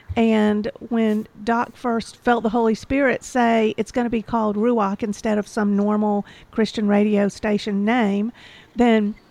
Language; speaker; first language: English; native; English